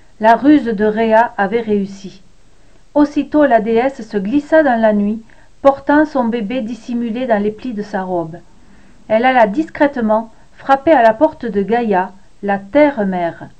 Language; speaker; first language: French; native; French